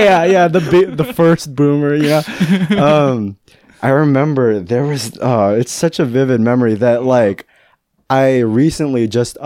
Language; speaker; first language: English; native; English